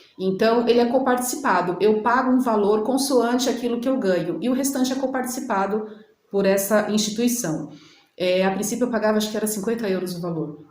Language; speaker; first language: Portuguese; native; Portuguese